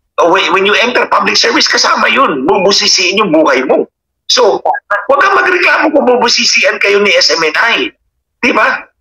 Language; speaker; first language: Filipino; non-native, local second language; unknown